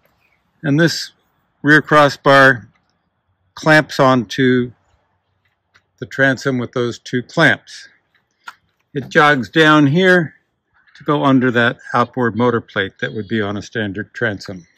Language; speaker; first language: English; native; English